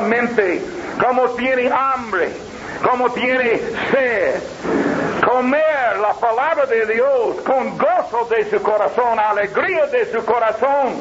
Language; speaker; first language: Spanish; non-native, learner; English